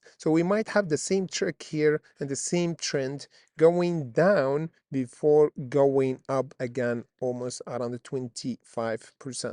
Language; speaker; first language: English; non-native, fluent; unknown